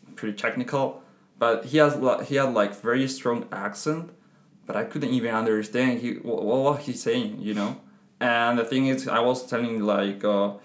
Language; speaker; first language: English; non-native, fluent; Spanish